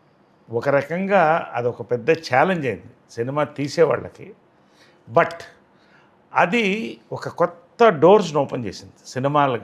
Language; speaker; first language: Telugu; native; Telugu